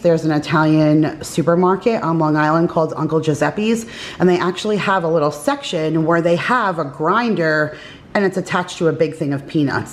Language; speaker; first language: English; native; English